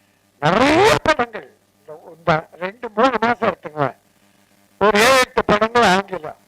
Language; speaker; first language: Tamil; native; Tamil